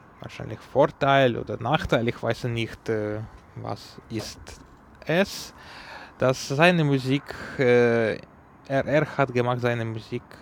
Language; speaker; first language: German; non-native, learner; Ukrainian